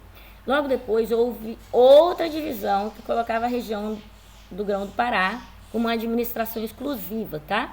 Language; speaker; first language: Portuguese; native; Portuguese